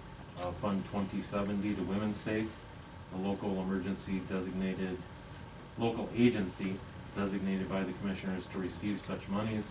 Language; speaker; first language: English; native; English